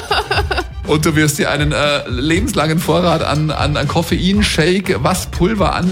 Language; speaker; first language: German; native; German